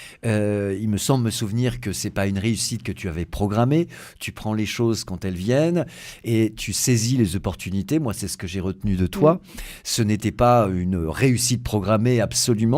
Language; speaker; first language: French; native; French